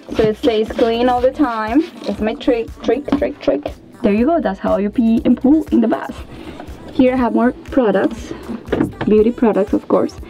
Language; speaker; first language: English; non-native, fluent; Spanish